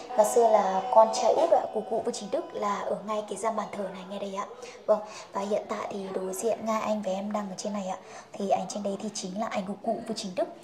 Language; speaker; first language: Vietnamese; non-native, local second language; Hmong